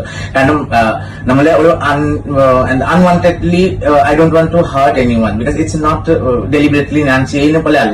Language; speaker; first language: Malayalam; non-native, local second language; Assamese